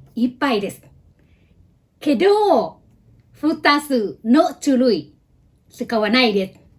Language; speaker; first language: Japanese; non-native, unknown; Thai